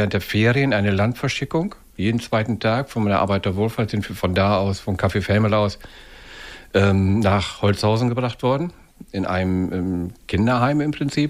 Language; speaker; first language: German; native; German